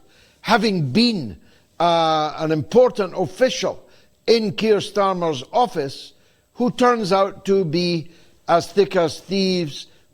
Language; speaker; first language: English; native; English